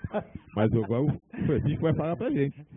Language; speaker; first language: Portuguese; native; Portuguese